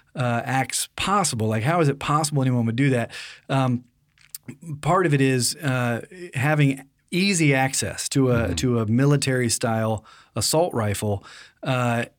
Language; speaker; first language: English; native; English